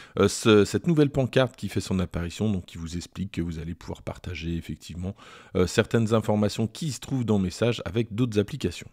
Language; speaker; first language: French; native; French